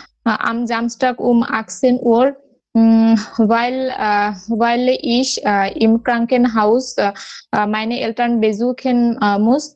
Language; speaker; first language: German; non-native, learner; Bangla